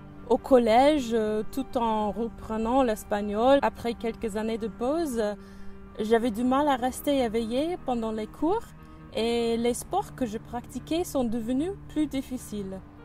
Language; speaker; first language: French; non-native, fluent; English